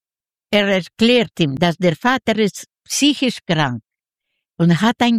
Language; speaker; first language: German; non-native, learner; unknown